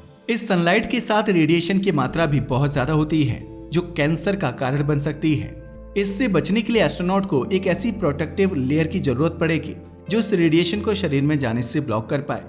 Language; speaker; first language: Hindi; native; Hindi